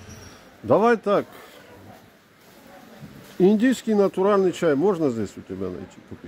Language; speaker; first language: Russian; native; Russian